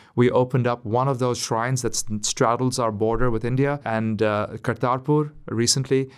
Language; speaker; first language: English; non-native, local second language; Urdu